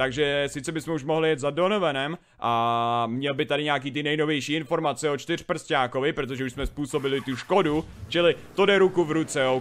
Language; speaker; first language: Czech; native; Czech